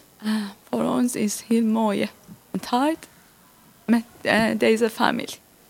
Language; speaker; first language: Dutch; non-native, learner; Persian